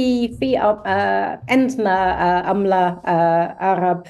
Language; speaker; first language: Arabic; non-native, learner; English